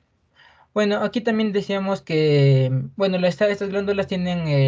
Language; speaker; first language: Spanish; native; Spanish